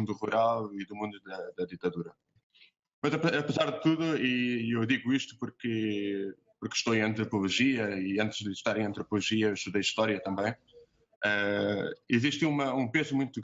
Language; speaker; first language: Portuguese; native; Portuguese